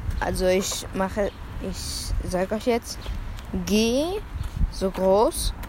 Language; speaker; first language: German; early bilingual, other home language; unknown